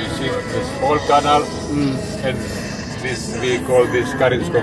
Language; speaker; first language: English; non-native, learner; Croatian